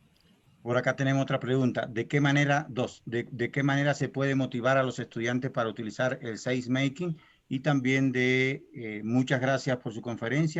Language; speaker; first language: Spanish; native; Spanish